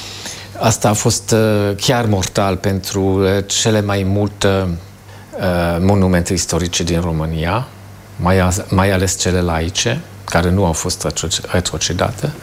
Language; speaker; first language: Romanian; non-native, fluent; German